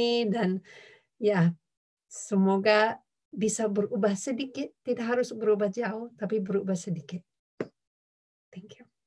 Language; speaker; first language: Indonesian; non-native, fluent; English